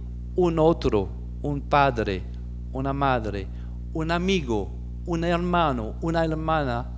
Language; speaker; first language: Spanish; non-native, fluent; French